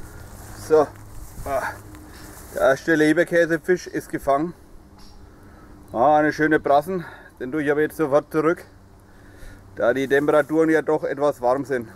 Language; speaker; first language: German; native; German